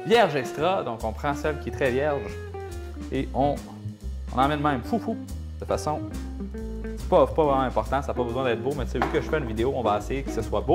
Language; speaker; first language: French; native; French